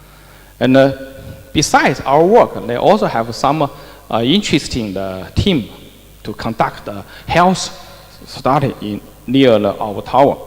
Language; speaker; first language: English; non-native, fluent; Chinese